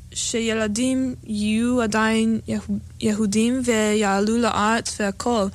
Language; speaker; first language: Hebrew; non-native, fluent; English